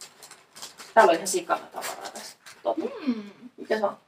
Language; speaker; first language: Finnish; native; Finnish